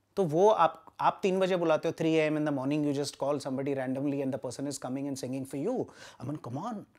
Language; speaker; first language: Hindi; native; Hindi